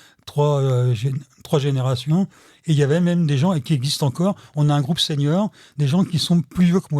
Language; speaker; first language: French; native; French